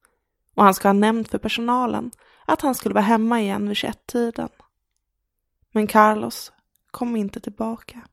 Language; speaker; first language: Swedish; native; Swedish